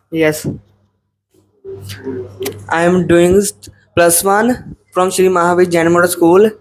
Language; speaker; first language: English; non-native, learner; Punjabi